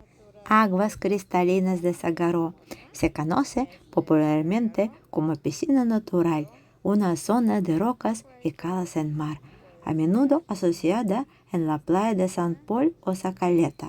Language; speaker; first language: Spanish; non-native, fluent; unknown